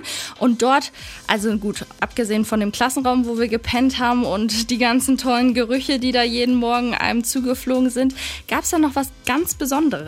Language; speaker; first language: German; native; German